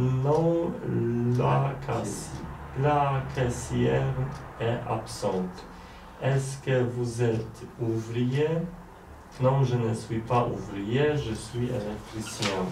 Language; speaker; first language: French; non-native, learner; Polish